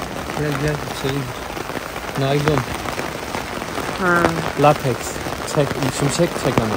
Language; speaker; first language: Turkish; native; Turkish